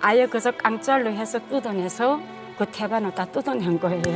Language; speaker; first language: Korean; native; Korean